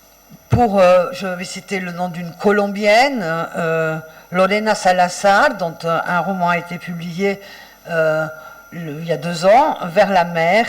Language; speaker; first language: French; native; French